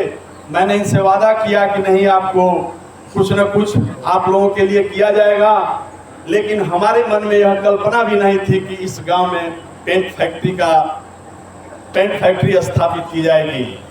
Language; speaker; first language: Hindi; native; Hindi